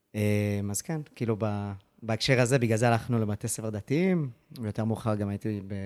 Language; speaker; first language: Hebrew; early bilingual, other home language; English